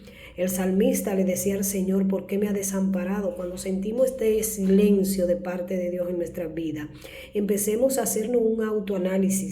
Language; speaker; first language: Spanish; native; Spanish